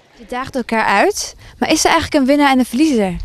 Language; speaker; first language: Dutch; native; Dutch